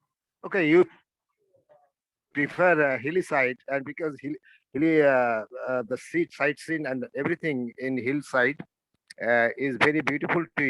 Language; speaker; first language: English; non-native, learner; Hindi